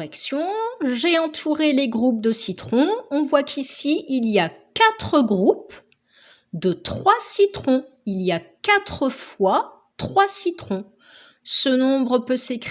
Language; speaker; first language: French; native; French